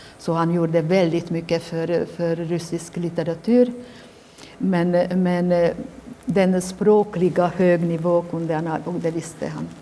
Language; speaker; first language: Swedish; non-native, fluent; Hungarian